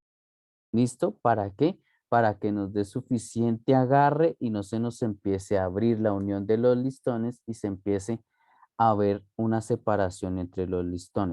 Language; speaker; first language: Spanish; native; Spanish